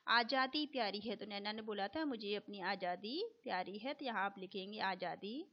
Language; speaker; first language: Hindi; native; Hindi